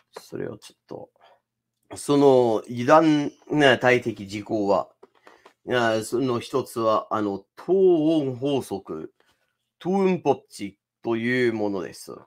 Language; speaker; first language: Japanese; non-native, fluent; English